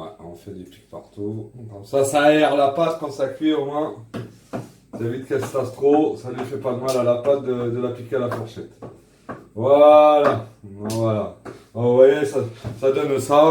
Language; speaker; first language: French; native; French